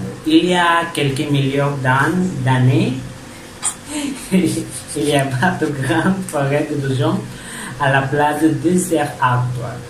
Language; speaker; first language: French; non-native, learner; Spanish